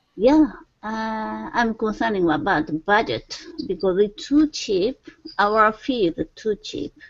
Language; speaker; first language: English; non-native, learner; Japanese